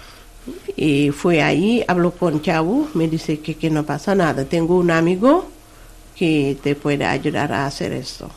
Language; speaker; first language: Spanish; non-native, learner; Wolof